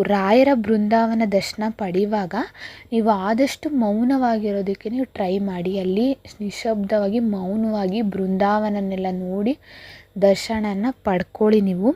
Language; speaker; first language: Kannada; native; Kannada